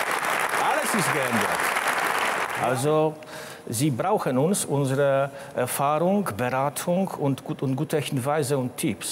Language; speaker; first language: German; non-native, fluent; Polish